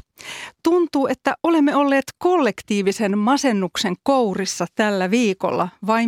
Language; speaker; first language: Finnish; native; Finnish